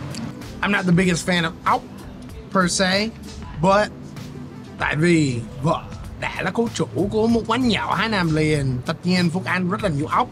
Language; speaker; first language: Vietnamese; non-native, fluent; English